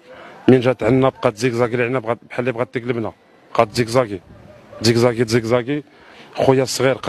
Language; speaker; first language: Arabic; early bilingual, heritage; Arabic